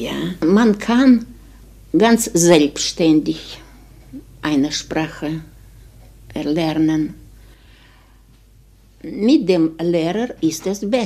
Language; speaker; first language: German; non-native, fluent; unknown